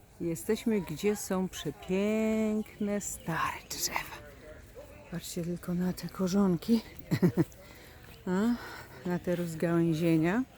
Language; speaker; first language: Polish; native; Polish